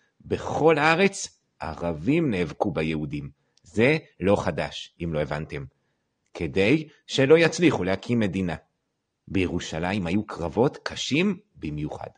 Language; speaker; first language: Hebrew; native; Hebrew